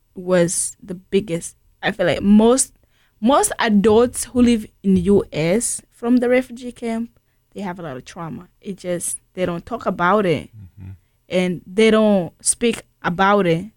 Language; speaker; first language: English; early bilingual, other home language; Rundi